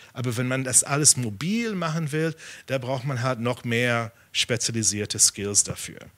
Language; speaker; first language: German; non-native, fluent; English